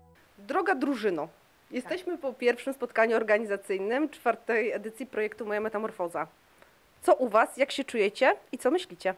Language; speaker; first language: Polish; native; Polish